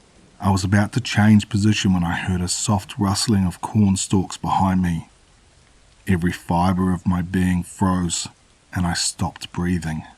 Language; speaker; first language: English; native; English